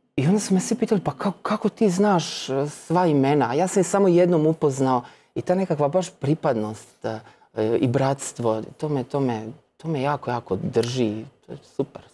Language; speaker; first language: Croatian; native; Croatian